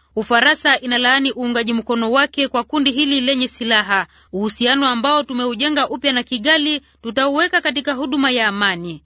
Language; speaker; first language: Swahili; native; Swahili